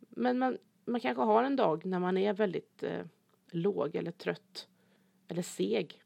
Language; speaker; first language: Swedish; native; Swedish